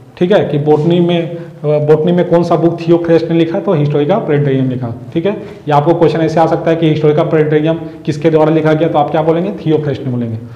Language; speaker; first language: Hindi; native; Hindi